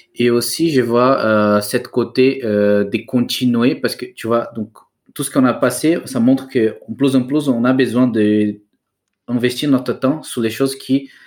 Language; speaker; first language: French; non-native, fluent; Portuguese